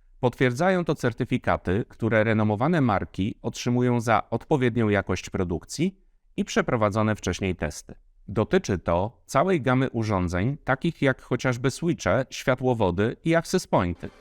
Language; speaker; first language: Polish; native; Polish